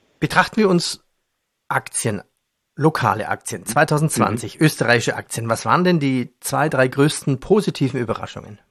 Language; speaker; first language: German; native; German